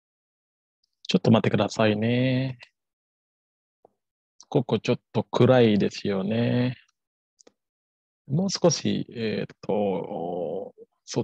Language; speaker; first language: Japanese; non-native, fluent; Indonesian